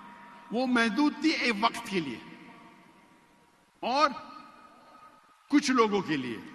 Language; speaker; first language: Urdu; non-native, local second language; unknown